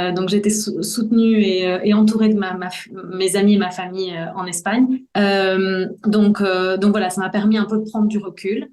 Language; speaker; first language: French; early bilingual, other home language; Spanish